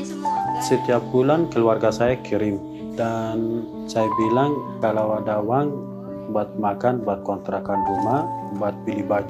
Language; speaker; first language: Indonesian; non-native, learner; Persian